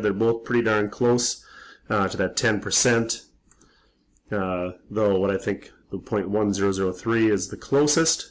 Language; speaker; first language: English; native; English